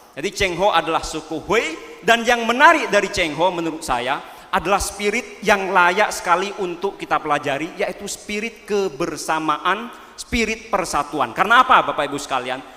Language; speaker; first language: Indonesian; non-native, local second language; Madurese